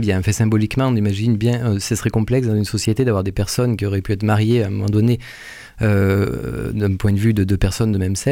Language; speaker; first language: French; native; French